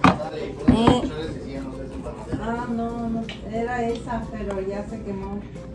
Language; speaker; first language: Spanish; native; Spanish